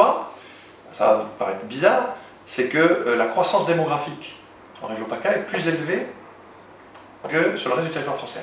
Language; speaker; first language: French; native; French